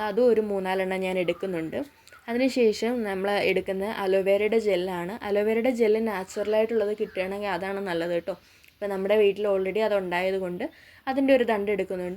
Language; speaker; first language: Malayalam; native; Malayalam